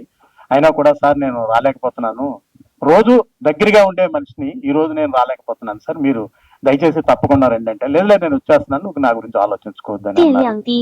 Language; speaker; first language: Telugu; native; Telugu